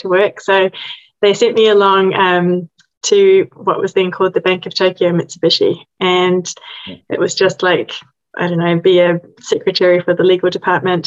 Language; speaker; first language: English; native; English